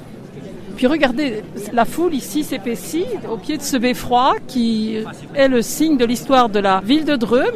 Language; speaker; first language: French; native; French